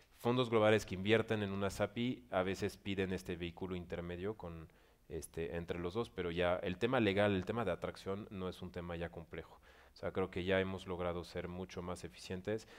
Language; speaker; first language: Spanish; non-native, fluent; French